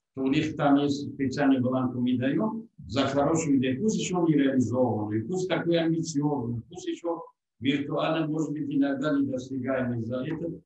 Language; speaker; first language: Russian; non-native, local second language; Tajik